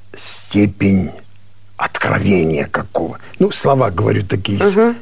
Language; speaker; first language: Russian; non-native, local second language; Armenian